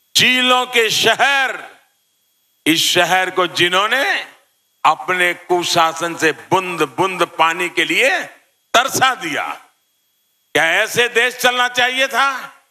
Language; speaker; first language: Hindi; non-native, local second language; Gujarati